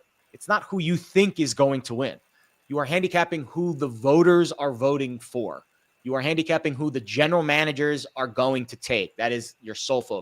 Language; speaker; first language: English; native; English